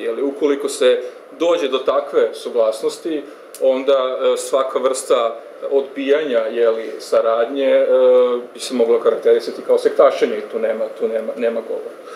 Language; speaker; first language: Serbian; native; Serbian